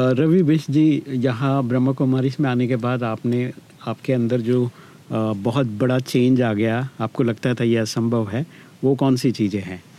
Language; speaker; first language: Hindi; native; Hindi